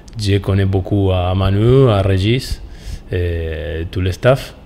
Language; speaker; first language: French; non-native, fluent; Spanish